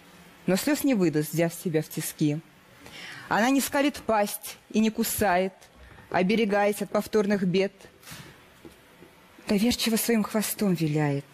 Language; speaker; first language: Russian; native; Russian